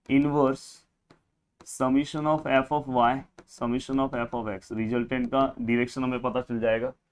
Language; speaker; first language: Hindi; non-native, local second language; Marathi